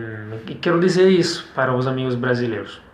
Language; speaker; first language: Portuguese; non-native, fluent; Italian